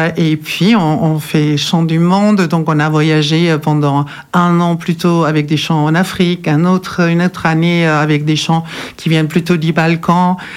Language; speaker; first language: French; non-native, fluent; German